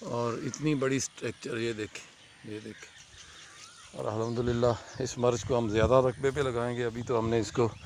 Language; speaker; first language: Urdu; native; Urdu